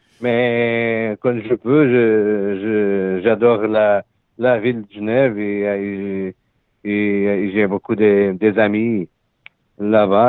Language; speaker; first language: French; non-native, learner; Portuguese